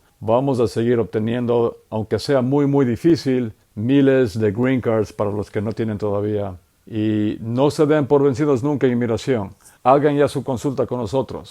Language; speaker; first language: Spanish; native; Spanish